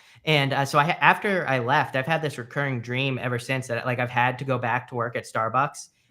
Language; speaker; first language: English; native; English